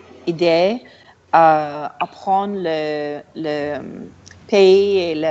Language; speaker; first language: French; non-native, learner; English